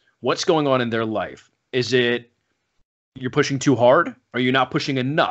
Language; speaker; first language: English; native; English